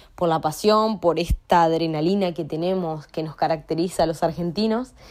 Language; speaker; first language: Spanish; native; Spanish